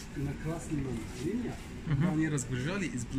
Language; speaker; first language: Russian; non-native, learner; Arabic